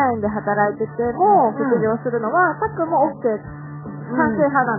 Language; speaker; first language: Japanese; native; Japanese